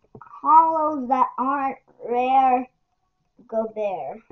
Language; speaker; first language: English; native; English